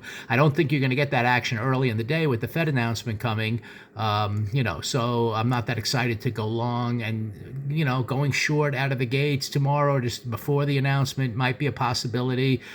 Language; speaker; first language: English; native; English